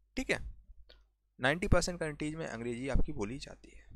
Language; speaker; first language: Hindi; native; Hindi